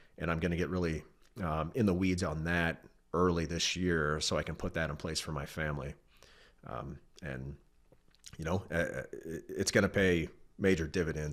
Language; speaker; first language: English; native; English